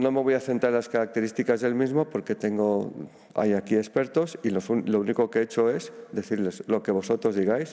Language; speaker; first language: Spanish; native; Spanish